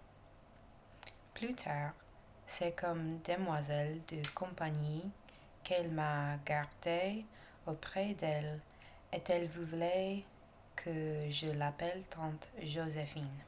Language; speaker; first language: French; non-native, learner; English